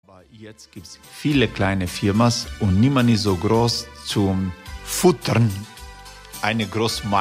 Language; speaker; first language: German; non-native, learner; Croatian